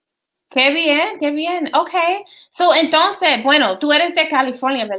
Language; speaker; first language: Spanish; non-native, fluent; English